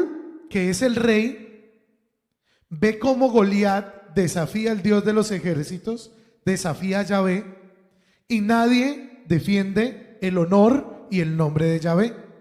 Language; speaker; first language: Spanish; native; Spanish